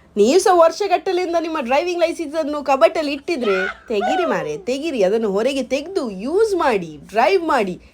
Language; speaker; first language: Kannada; non-native, local second language; Tulu